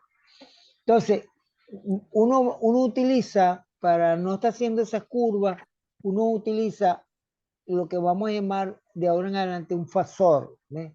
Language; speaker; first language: Spanish; native; Spanish